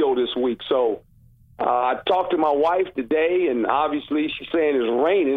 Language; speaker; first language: English; native; English